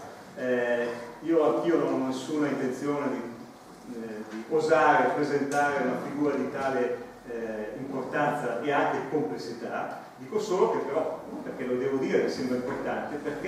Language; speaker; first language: Italian; native; Italian